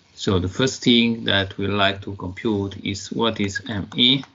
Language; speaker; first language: English; non-native, fluent; Italian